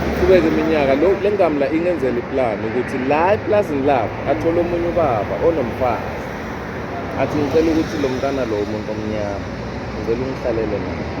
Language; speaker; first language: Zulu; native; Zulu